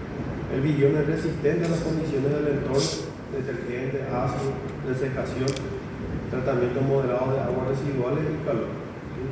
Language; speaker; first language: Spanish; native; Spanish